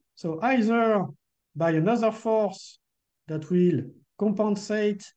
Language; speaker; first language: English; non-native, fluent; French